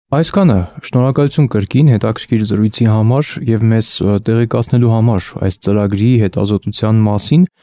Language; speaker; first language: Armenian; native; Armenian